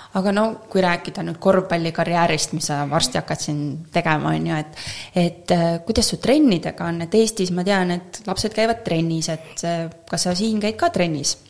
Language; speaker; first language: Estonian; native; Estonian